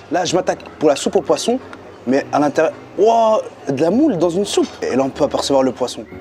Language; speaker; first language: French; early bilingual, other home language; Riffian